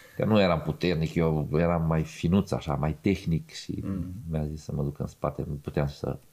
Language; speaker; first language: Romanian; non-native, local second language; Serbian